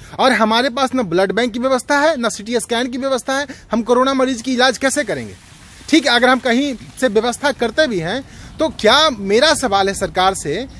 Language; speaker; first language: Hindi; native; Hindi